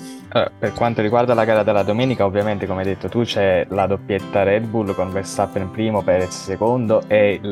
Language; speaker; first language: Italian; native; Italian